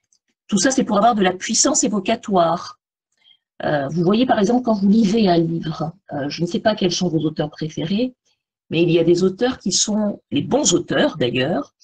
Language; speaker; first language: French; native; French